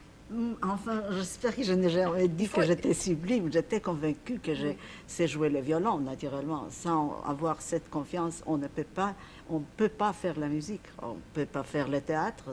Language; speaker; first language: French; non-native, fluent; Polish